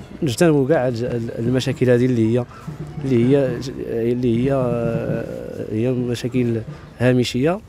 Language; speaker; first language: Arabic; native; Arabic